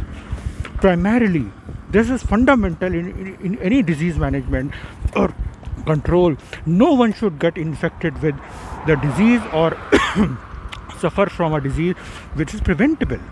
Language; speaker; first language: English; non-native, local second language; Hindi